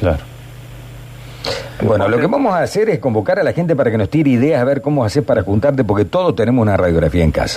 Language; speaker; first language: Spanish; native; Spanish